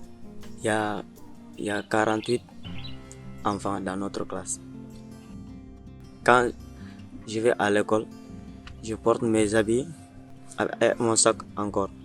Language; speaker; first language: French; non-native, learner; Mandingo